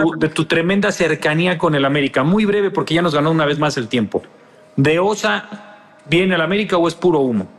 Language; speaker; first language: Spanish; native; Spanish